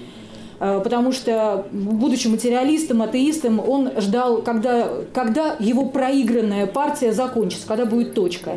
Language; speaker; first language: Russian; native; Russian